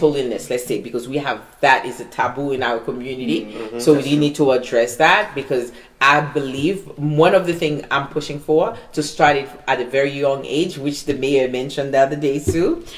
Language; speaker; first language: English; non-native, fluent; Haitian Creole